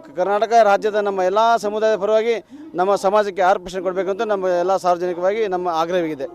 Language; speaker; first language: Kannada; non-native, local second language; Lambadi